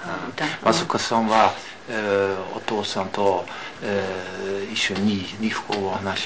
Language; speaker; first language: Japanese; non-native, learner; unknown